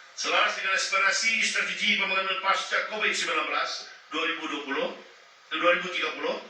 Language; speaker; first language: Malay; non-native, local second language; Iban